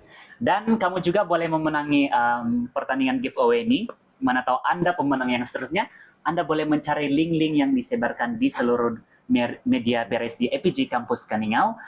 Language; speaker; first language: Malay; native; Malay